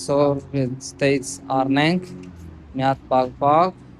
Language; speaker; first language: Armenian; non-native, learner; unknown